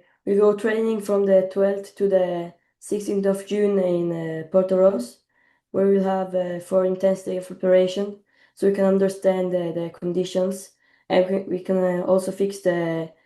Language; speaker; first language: English; non-native, fluent; Italian